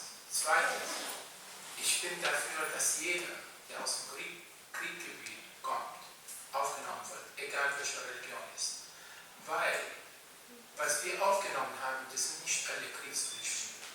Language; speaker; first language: German; non-native, fluent; Arabic